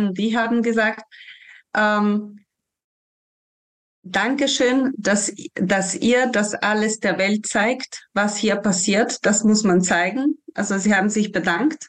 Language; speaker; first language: German; non-native, fluent; Ukrainian